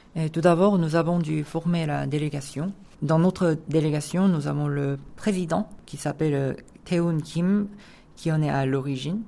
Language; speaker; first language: French; non-native, fluent; Korean